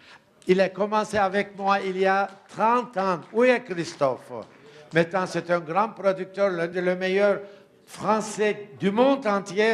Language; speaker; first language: French; non-native, fluent; Turkish